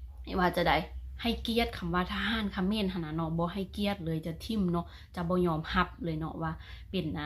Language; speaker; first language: Thai; non-native, local second language; Northeastern Thai